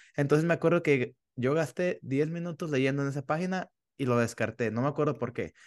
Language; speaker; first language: Spanish; native; Spanish